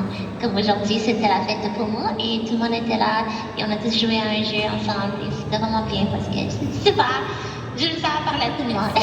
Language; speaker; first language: French; non-native, fluent; English